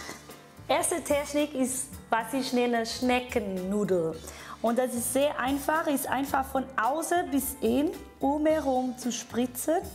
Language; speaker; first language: German; non-native, fluent; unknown